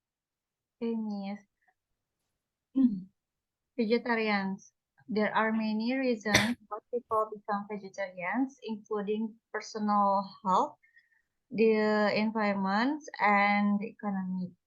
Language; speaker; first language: English; non-native, learner; Indonesian